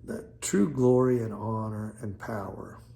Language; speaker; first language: English; native; English